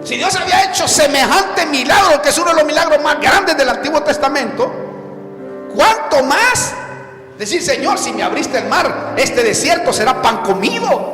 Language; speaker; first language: Spanish; native; Spanish